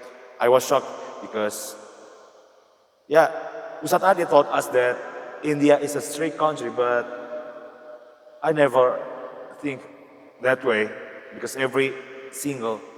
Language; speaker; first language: English; non-native, learner; Indonesian